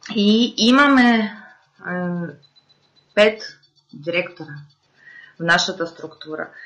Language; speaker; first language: Bulgarian; non-native, fluent; Russian